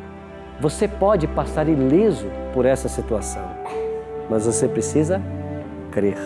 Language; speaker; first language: Portuguese; native; Portuguese